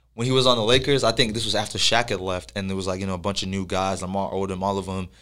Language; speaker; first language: English; non-native, local second language; Yoruba